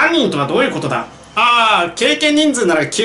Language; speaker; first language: Japanese; native; Japanese